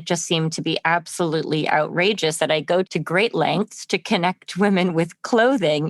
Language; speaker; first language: English; native; English